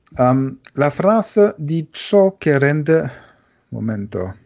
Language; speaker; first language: Italian; non-native, learner; German